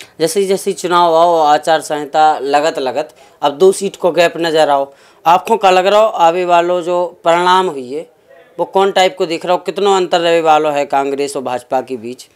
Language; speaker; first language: Hindi; native; Hindi